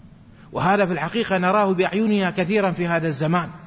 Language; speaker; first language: Arabic; native; Arabic